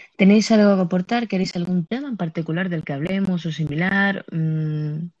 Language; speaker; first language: Spanish; native; Spanish